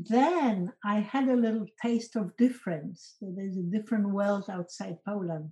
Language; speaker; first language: English; non-native, fluent; Polish